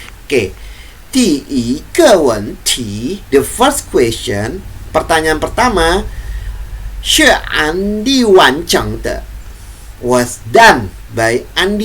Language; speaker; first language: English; non-native, fluent; Indonesian